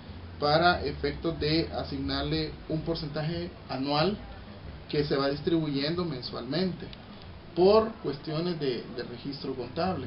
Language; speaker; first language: Spanish; native; Spanish